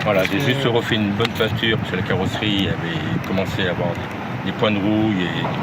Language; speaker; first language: French; native; French